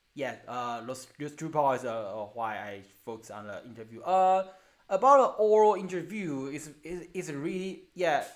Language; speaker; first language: English; non-native, learner; Chinese